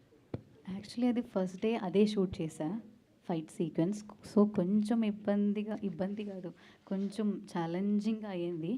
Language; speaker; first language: Telugu; non-native, local second language; Malayalam